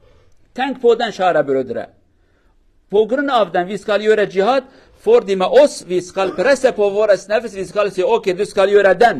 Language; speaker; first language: Norwegian; non-native, learner; Kurdish